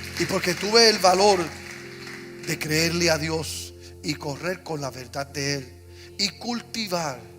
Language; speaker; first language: Spanish; early bilingual, heritage; English